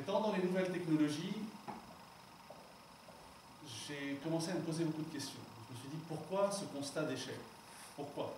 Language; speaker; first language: French; non-native, local second language; Arabic